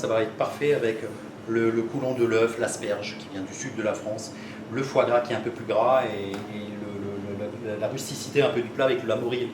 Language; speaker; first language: French; native; French